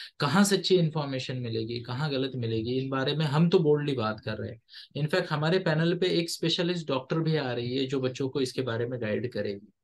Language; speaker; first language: Hindi; non-native, local second language; Marathi